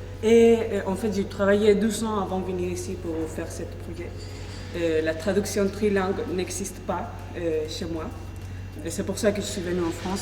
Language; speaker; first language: French; non-native, fluent; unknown